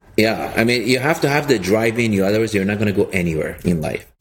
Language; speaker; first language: English; early bilingual, other home language; Persian